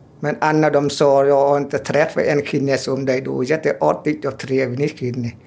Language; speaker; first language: Swedish; non-native, learner; Vietnamese